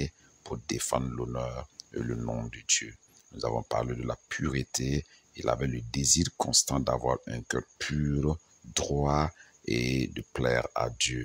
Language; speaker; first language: French; non-native, local second language; Mossi